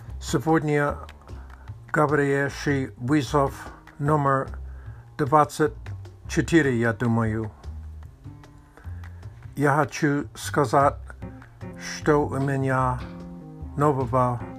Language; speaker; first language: Russian; non-native, learner; Czech